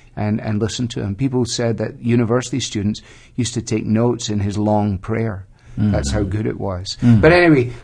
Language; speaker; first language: English; native; English